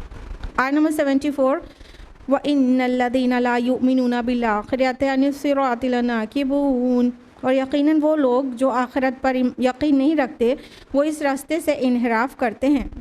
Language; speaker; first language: Urdu; native; Urdu